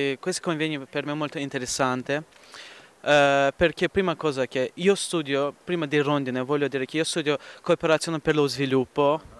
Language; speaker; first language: Italian; non-native, learner; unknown